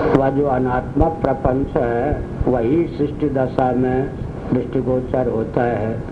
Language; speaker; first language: Hindi; non-native, local second language; Maithili